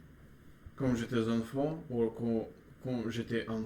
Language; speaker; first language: French; non-native, learner; Russian